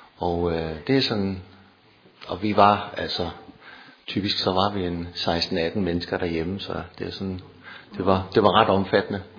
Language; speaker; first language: Danish; native; Danish